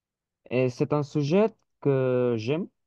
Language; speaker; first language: French; non-native, learner; Spanish